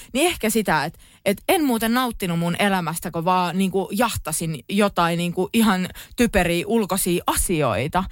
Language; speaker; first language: Finnish; native; Finnish